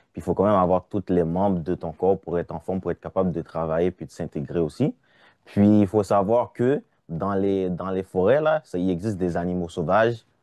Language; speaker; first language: French; non-native, local second language; Haitian Creole